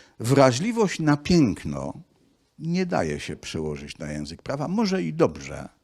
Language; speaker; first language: Polish; native; Polish